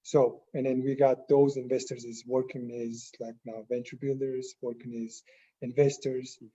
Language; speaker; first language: English; non-native, fluent; Mongolian